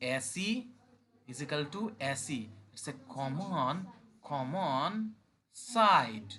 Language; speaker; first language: Hindi; non-native, local second language; Bangla